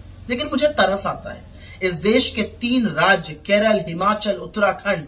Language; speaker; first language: Hindi; native; Hindi